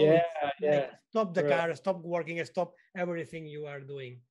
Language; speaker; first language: English; non-native, learner; Spanish